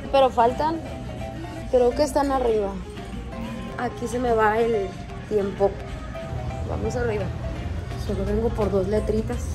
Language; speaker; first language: Spanish; native; Spanish